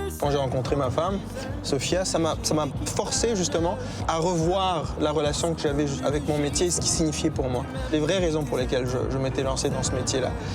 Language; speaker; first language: French; non-native, local second language; Kinyarwanda